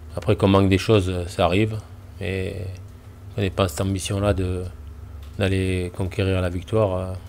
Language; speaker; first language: French; native; French